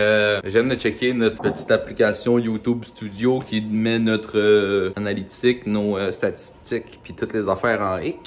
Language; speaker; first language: French; native; French